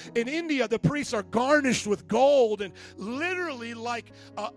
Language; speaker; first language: English; native; English